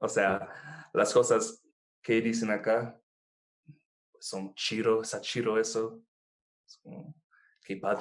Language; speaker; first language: Spanish; non-native, fluent; English